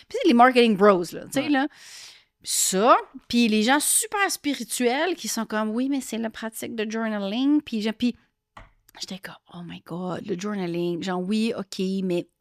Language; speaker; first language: French; native; French